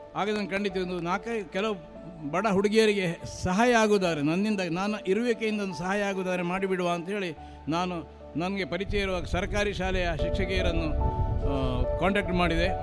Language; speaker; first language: Kannada; non-native, local second language; Marathi